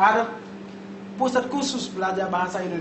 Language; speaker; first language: Indonesian; non-native, learner; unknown